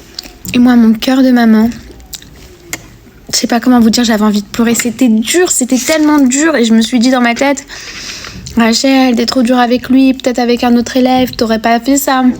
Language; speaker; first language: French; native; French